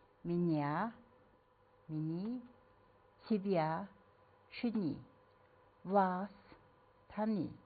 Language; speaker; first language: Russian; non-native, fluent; Mongolian